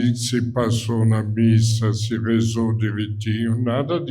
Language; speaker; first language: Portuguese; non-native, fluent; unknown